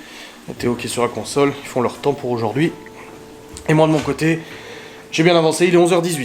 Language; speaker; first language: French; native; French